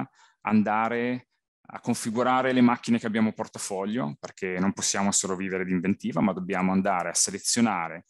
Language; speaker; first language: Italian; native; Italian